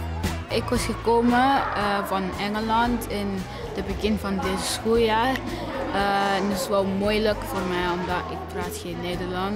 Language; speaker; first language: Dutch; non-native, learner; English